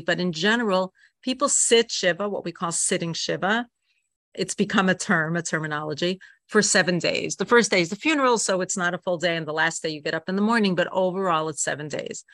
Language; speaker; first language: English; native; English